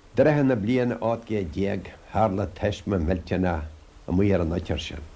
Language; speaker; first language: Irish; native; Irish